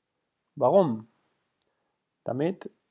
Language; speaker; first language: German; non-native, fluent; Spanish